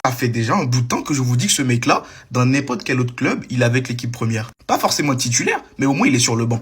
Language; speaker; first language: French; native; French